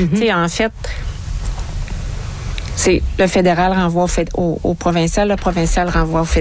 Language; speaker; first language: French; native; French